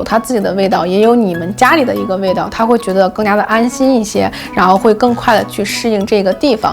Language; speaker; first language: Chinese; native; Chinese